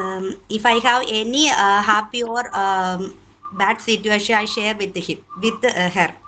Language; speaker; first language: English; non-native, learner; Malayalam